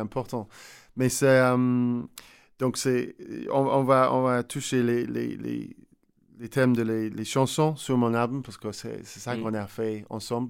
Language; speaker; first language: French; non-native, learner; English